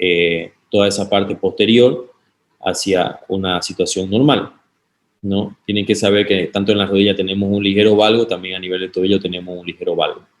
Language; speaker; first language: Spanish; native; Spanish